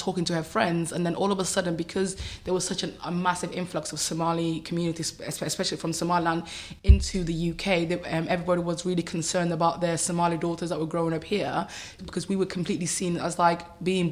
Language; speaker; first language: English; native; English